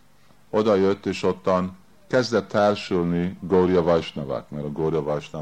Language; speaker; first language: Hungarian; early bilingual, heritage; Hungarian